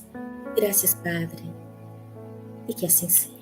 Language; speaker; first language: Spanish; native; Spanish